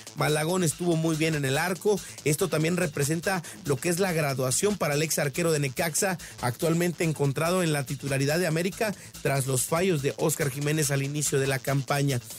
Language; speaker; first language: Spanish; native; Spanish